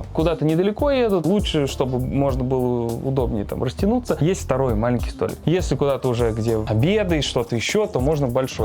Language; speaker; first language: Russian; native; Russian